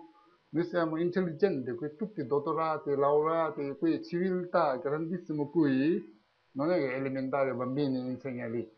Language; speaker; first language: Italian; non-native, learner; Tibetan